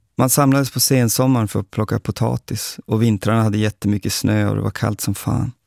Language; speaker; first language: Swedish; native; Swedish